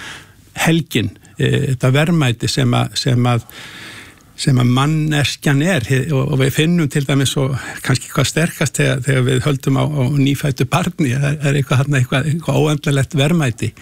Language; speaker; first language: Icelandic; native; Icelandic